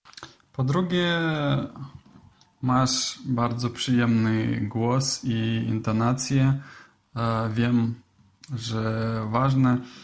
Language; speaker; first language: Polish; non-native, learner; Russian